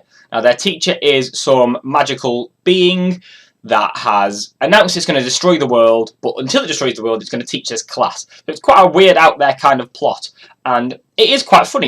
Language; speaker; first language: English; native; English